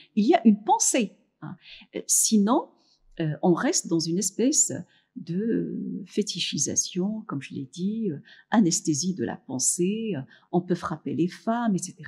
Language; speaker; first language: French; non-native, local second language; Arabic